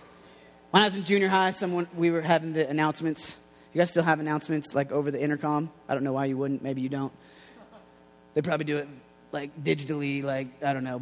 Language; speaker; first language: English; native; English